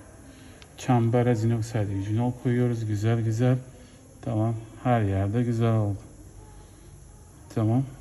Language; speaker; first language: Turkish; non-native, fluent; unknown